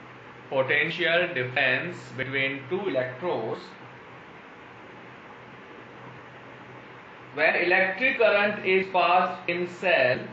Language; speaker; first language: English; non-native, local second language; Hindi